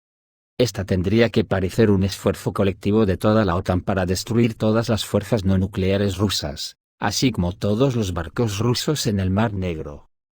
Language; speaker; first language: Spanish; native; Spanish